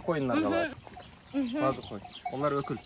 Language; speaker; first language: Turkish; non-native, local second language; Kazakh